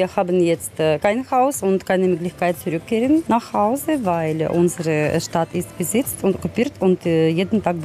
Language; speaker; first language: German; non-native, fluent; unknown